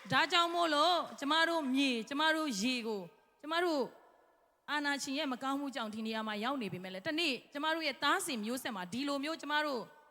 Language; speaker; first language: Burmese; non-native, local second language; Tedim Chin